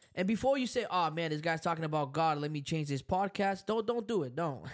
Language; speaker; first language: English; early bilingual, other home language; Spanish